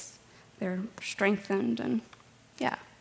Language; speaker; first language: English; native; English